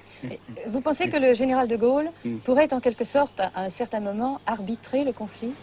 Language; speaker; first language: French; native; French